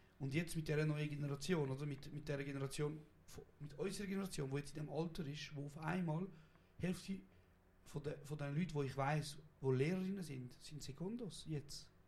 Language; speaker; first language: German; early bilingual, other home language; Kurdish